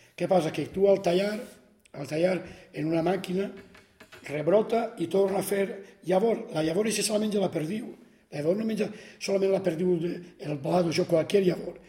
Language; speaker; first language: Catalan; native; Catalan